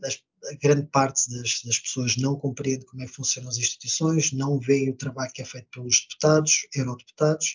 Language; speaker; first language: Portuguese; native; Portuguese